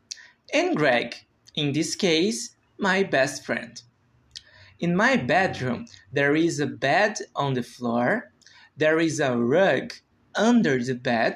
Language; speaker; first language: English; non-native, learner; Portuguese